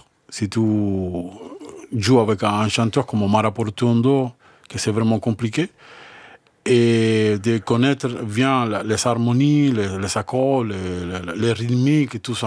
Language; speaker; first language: French; non-native, fluent; Spanish